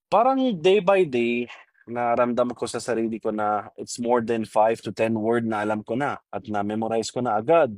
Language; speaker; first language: Filipino; non-native, fluent; Arabic